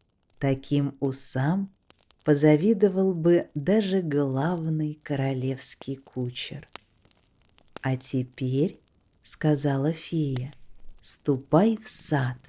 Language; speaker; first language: Russian; native; Russian